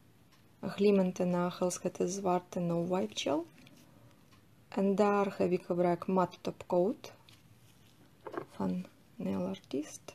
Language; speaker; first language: Dutch; non-native, fluent; Russian